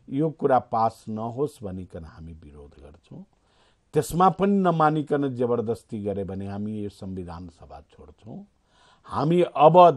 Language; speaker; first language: Nepali; non-native, local second language; Maithili